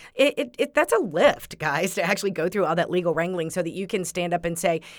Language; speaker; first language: English; native; English